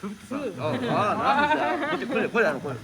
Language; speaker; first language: Japanese; native; Japanese